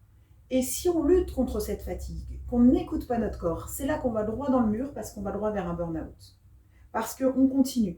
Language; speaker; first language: French; native; French